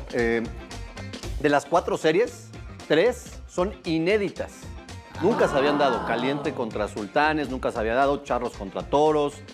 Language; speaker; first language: Spanish; native; Spanish